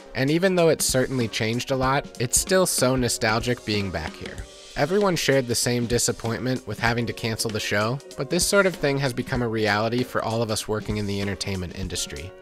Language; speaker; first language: English; native; English